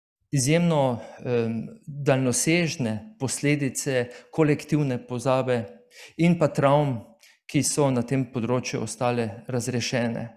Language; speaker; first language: Slovenian; native; Slovenian